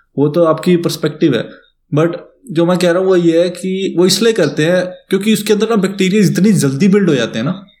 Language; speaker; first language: Hindi; native; Hindi